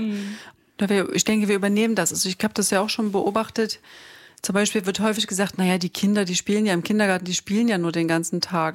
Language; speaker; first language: German; native; German